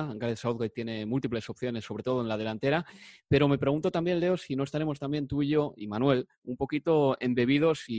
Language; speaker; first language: Spanish; native; Spanish